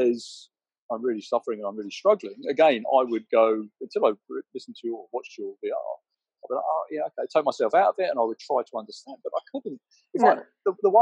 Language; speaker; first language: English; native; English